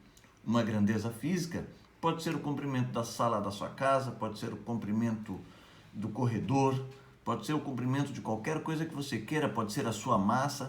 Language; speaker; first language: Portuguese; native; Portuguese